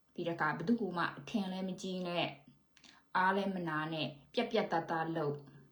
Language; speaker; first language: Burmese; native; Burmese